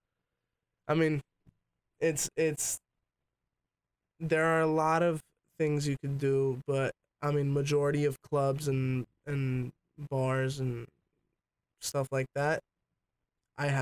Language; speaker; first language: English; native; English